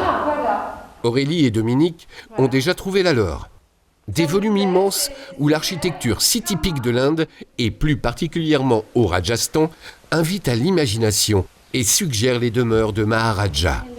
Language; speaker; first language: French; native; French